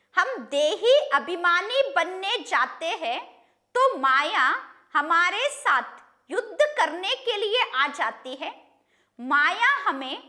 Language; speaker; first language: Hindi; non-native, local second language; Kannada